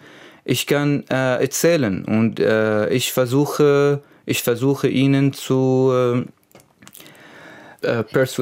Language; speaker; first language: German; non-native, learner; Arabic